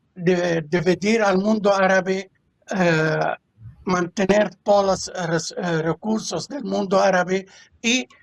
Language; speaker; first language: Spanish; non-native, fluent; Arabic